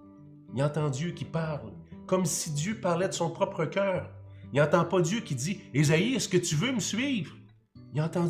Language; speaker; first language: French; native; French